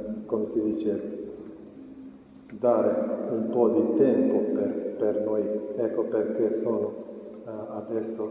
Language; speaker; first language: Italian; non-native, fluent; Croatian